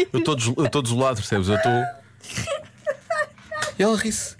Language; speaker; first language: Portuguese; native; Portuguese